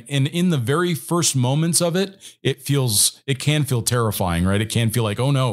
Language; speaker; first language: English; native; English